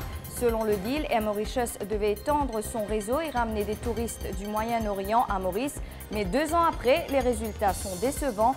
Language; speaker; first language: French; non-native, local second language; Morisyen